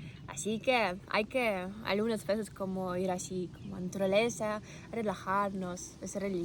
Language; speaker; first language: Spanish; non-native, fluent; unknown